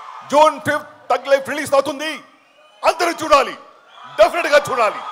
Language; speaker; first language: Telugu; non-native, fluent; Tamil